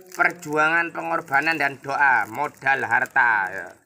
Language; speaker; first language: Indonesian; native; Indonesian